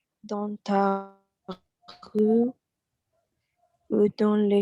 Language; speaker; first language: French; non-native, learner; Arabic